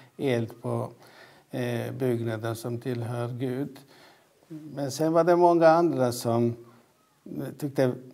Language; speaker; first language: Swedish; non-native, fluent; Albanian